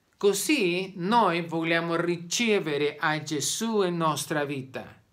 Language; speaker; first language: Italian; non-native, learner; Spanish